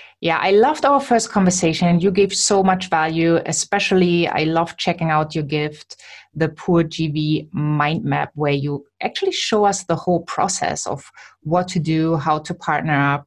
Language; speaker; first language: English; non-native, fluent; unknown